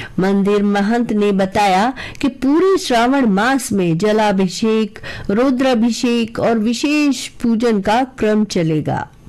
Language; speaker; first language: Hindi; native; Hindi